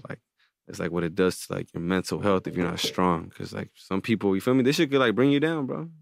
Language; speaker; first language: English; native; English